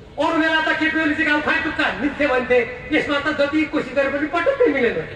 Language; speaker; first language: Nepali; native; Nepali